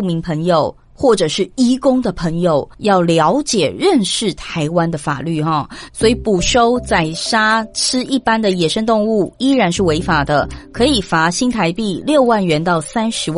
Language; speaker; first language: Chinese; native; Chinese